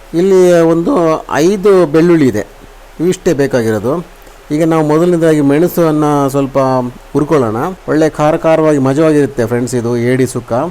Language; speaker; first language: Kannada; non-native, local second language; Tulu